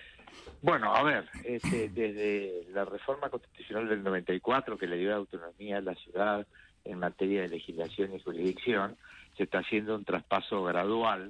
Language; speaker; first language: Spanish; native; Spanish